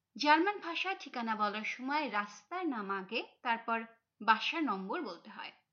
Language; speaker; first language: Bangla; native; Bangla